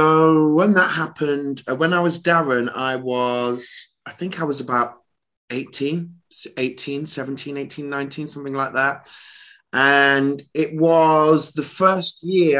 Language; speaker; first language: English; native; English